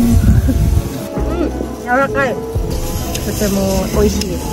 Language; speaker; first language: Japanese; non-native, fluent; Nepali